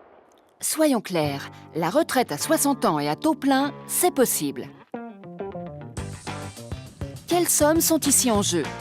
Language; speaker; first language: French; native; French